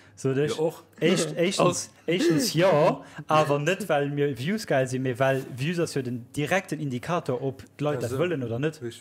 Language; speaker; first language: Luxembourgish; native; Luxembourgish